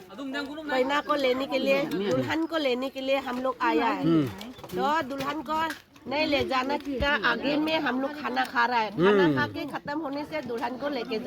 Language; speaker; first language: Hindi; non-native, local second language; Rongmei Naga